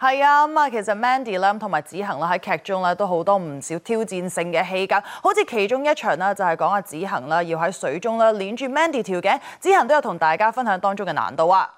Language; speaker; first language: Chinese; native; Chinese